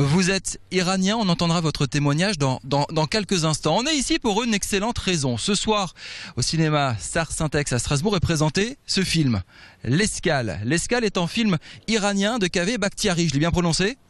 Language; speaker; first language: French; native; French